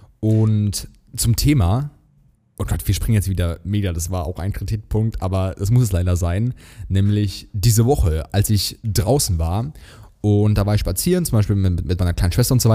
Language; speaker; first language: German; native; German